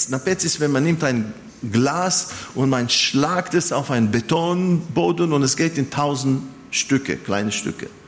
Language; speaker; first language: German; non-native, fluent; Hebrew